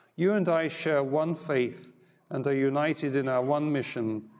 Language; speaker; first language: English; native; English